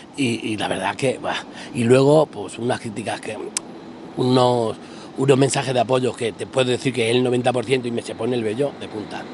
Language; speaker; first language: Spanish; native; Spanish